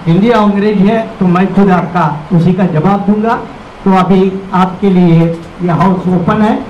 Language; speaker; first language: Hindi; non-native, local second language; Marathi